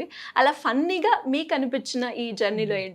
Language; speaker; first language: Telugu; native; Telugu